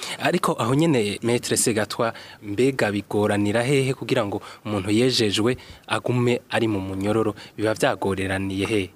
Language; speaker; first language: Rundi; native; Rundi